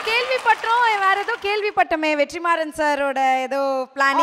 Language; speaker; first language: Tamil; native; Tamil